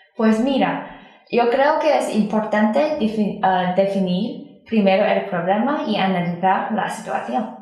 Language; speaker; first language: Spanish; non-native, learner; Chinese